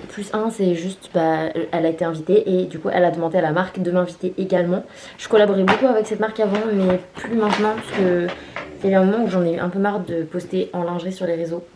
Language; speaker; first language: French; native; French